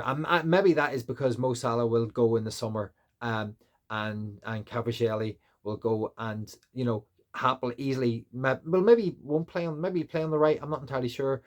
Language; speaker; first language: English; native; English